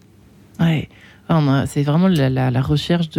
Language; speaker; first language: French; native; French